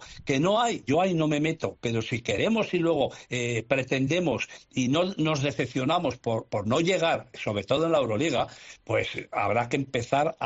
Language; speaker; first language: Spanish; native; Spanish